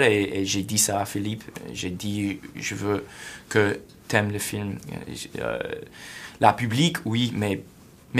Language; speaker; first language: French; non-native, fluent; English